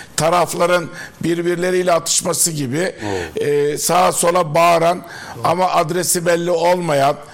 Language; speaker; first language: Turkish; native; Turkish